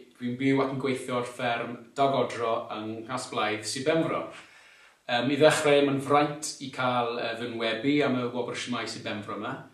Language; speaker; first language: Welsh; non-native, local second language; English